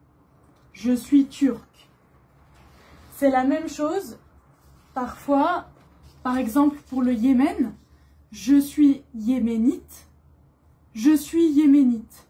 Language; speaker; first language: French; native; French